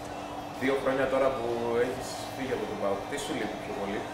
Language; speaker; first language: Greek; native; Greek